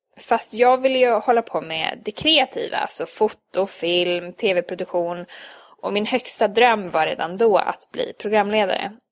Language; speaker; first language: Swedish; early bilingual, other home language; Hungarian